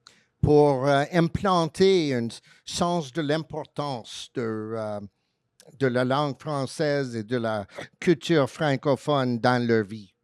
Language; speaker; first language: French; early bilingual, heritage; French